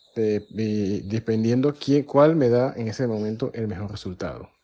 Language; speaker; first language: Spanish; native; Spanish